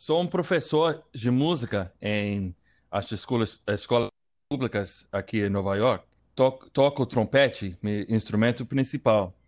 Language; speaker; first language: Portuguese; non-native, learner; English